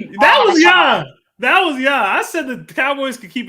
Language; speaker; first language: English; native; English